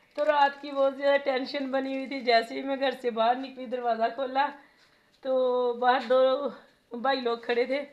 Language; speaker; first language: Urdu; non-native, local second language; Punjabi